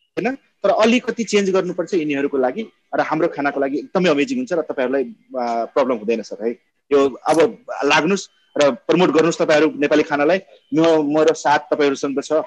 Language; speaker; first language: Nepali; non-native, local second language; Maithili